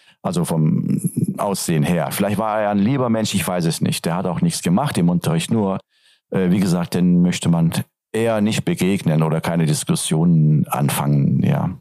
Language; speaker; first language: German; non-native, fluent; Turkish